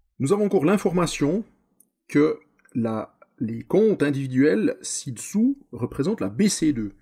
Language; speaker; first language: French; native; French